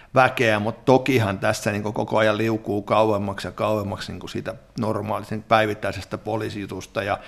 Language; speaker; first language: Finnish; native; Finnish